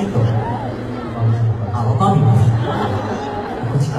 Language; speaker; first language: Japanese; non-native, fluent; Korean